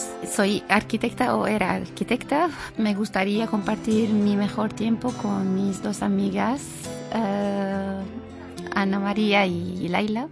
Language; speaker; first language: Spanish; non-native, fluent; Arabic